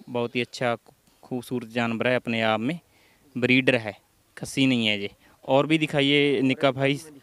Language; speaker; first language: Hindi; non-native, local second language; Punjabi